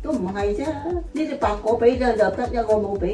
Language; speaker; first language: Cantonese; native; Cantonese